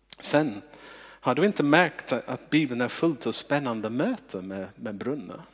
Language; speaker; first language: Swedish; non-native, fluent; English